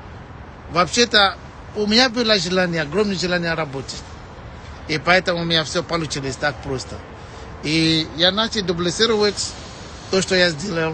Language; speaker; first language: Russian; non-native, fluent; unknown